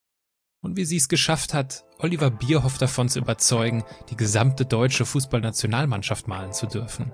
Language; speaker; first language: German; native; German